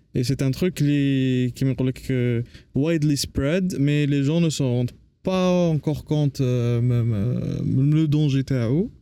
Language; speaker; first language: French; non-native, local second language; Arabic